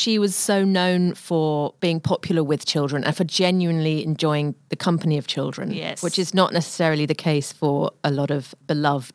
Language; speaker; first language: English; native; English